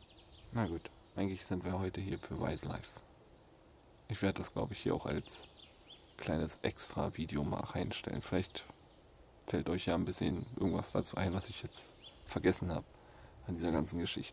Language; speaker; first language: German; native; German